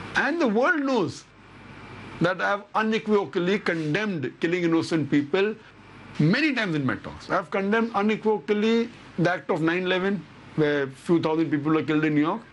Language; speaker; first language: English; non-native, local second language; Urdu